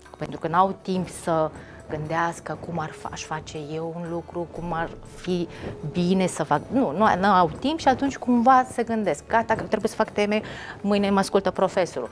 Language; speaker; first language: Romanian; non-native, fluent; Mongolian